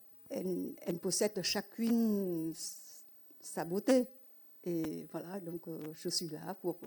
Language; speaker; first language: French; non-native, fluent; Vietnamese